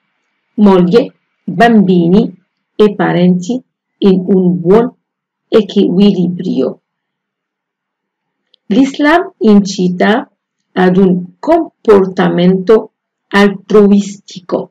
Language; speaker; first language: Italian; non-native, fluent; Arabic